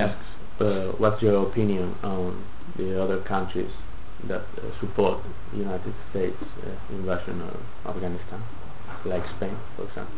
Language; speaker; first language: English; non-native, fluent; Galician